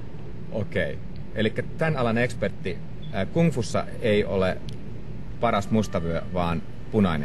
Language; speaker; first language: Finnish; native; Finnish